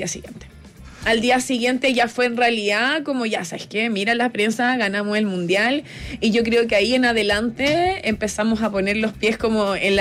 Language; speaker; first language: Spanish; native; Spanish